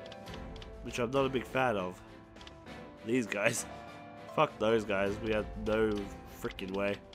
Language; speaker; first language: English; native; English